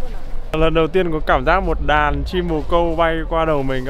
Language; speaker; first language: Vietnamese; native; Vietnamese